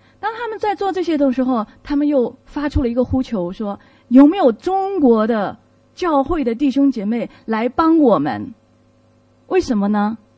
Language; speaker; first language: Chinese; native; Chinese